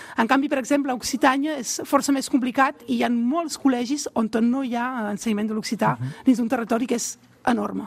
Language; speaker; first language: Catalan; non-native, local second language; French